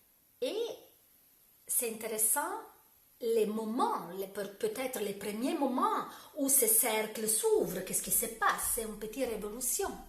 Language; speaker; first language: French; non-native, learner; Italian